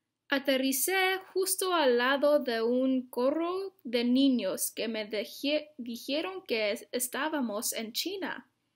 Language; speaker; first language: Spanish; non-native, fluent; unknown